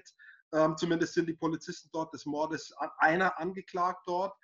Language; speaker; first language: German; native; German